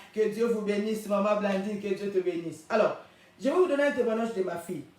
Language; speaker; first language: French; non-native, local second language; Lingala